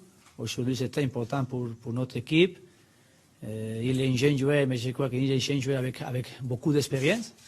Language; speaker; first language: French; non-native, learner; Spanish